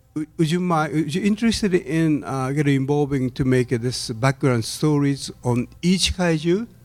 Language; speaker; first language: English; non-native, learner; Japanese